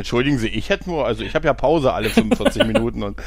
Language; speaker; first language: German; native; German